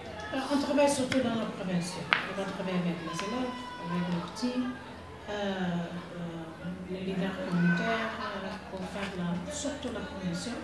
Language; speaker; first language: French; non-native, fluent; Portuguese